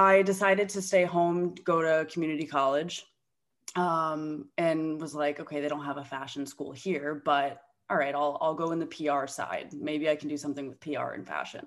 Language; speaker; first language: English; native; English